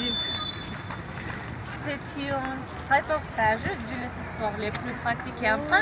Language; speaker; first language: French; non-native, learner; Spanish